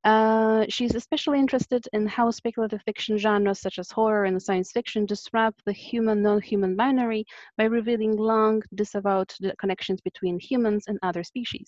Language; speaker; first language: English; non-native, fluent; Polish